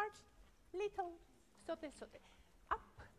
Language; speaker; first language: English; non-native, learner; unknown